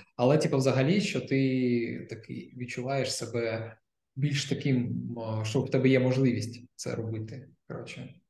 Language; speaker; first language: Ukrainian; non-native, local second language; Russian